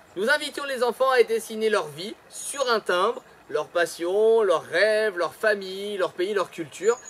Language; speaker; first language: French; native; French